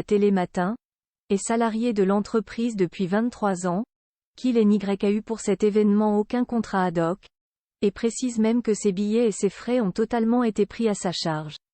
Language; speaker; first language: French; native; French